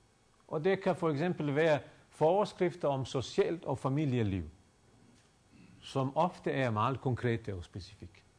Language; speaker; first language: Danish; non-native, fluent; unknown